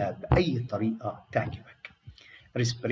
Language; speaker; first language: Arabic; native; Arabic